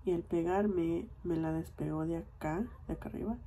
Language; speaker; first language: Spanish; early bilingual, heritage; Spanish